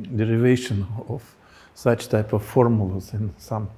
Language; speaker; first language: English; non-native, fluent; Russian